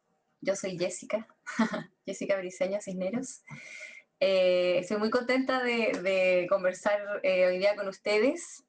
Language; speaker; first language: Spanish; native; Spanish